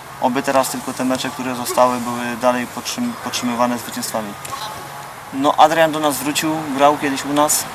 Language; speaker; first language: Polish; native; Polish